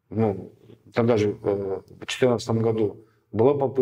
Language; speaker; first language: Russian; native; Russian